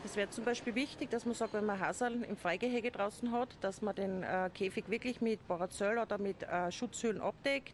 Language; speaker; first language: German; native; German